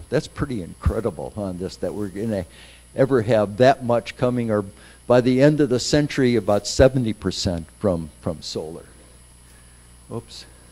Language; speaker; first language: English; native; English